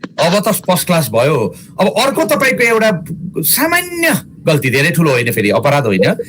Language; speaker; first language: Nepali; native; Nepali